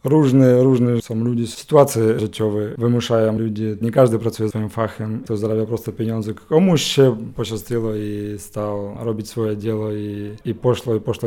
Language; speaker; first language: Polish; non-native, learner; Ukrainian